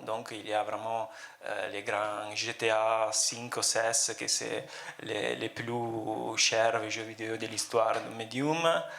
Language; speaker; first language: French; non-native, fluent; Italian